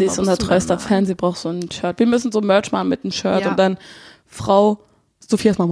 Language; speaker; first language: German; native; German